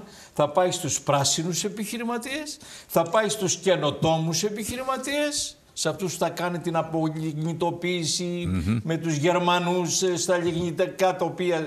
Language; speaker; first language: Greek; native; Greek